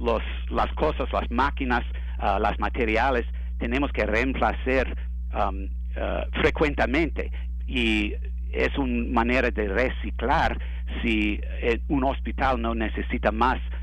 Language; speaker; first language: Spanish; non-native, learner; English